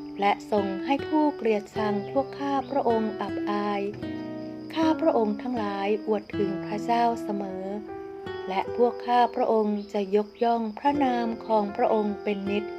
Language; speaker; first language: Thai; native; Thai